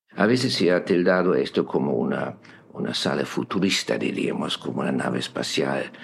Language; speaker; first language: Spanish; non-native, fluent; German